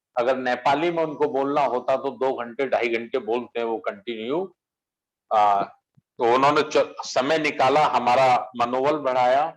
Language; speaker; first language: Hindi; native; Hindi